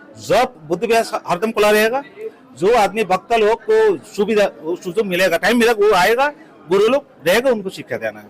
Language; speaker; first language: Hindi; non-native, fluent; Bangla